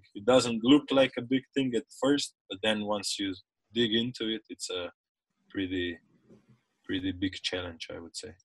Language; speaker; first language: English; non-native, fluent; Slovenian